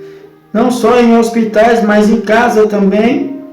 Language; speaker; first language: Portuguese; native; Portuguese